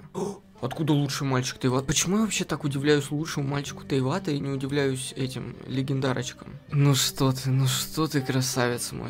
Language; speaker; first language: Russian; native; Russian